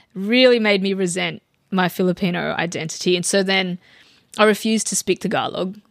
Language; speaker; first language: English; early bilingual, other home language; Filipino